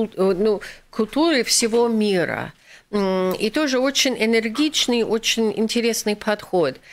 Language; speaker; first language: Russian; non-native, fluent; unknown